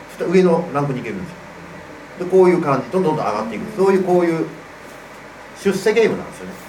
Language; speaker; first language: Japanese; native; Japanese